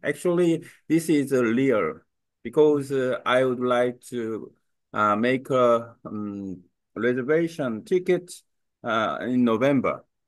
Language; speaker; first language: English; non-native, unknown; Korean